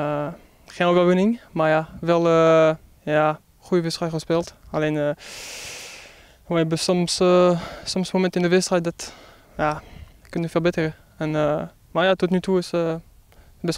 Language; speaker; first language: Dutch; non-native, fluent; French